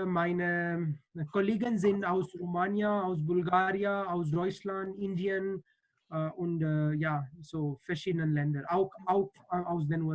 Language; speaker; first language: German; non-native, learner; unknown